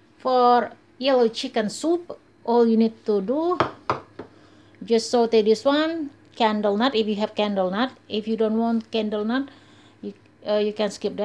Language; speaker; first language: English; non-native, learner; Indonesian